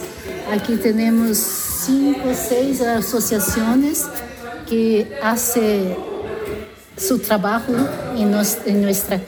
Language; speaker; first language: Spanish; non-native, learner; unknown